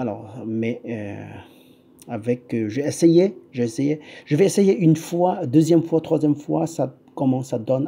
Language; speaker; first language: French; non-native, fluent; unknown